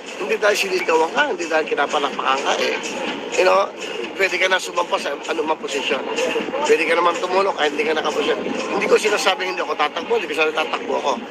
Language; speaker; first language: Filipino; native; Filipino